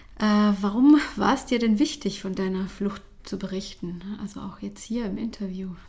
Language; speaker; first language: German; native; German